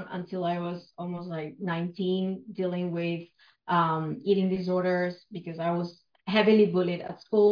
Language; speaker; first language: English; non-native, fluent; Spanish